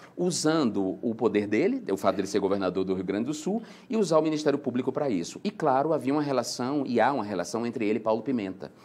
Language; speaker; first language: Portuguese; native; Portuguese